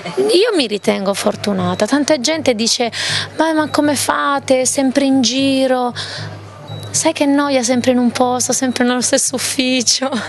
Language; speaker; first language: Italian; native; Italian